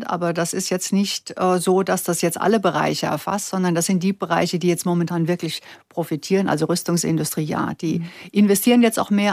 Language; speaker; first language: German; native; German